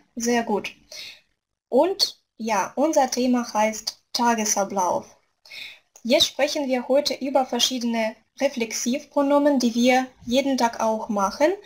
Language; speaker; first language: German; non-native, fluent; Russian